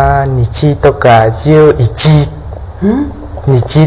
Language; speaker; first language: Japanese; non-native, learner; Vietnamese